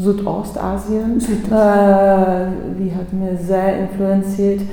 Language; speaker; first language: German; non-native, fluent; Czech